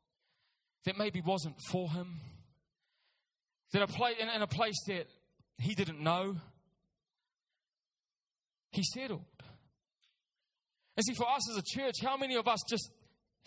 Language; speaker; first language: English; native; English